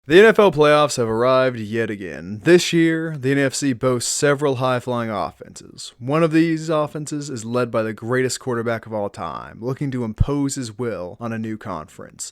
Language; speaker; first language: English; native; English